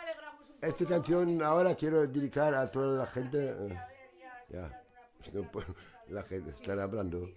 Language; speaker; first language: Spanish; non-native, learner; German